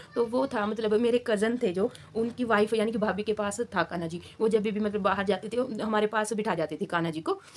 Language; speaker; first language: Hindi; native; Hindi